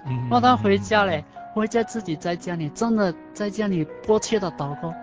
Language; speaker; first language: Chinese; non-native, local second language; Hakka Chinese